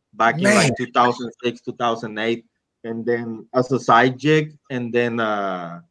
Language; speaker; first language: English; non-native, fluent; Spanish